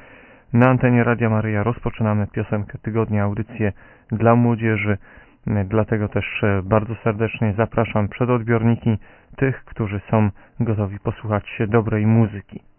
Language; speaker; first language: Polish; native; Polish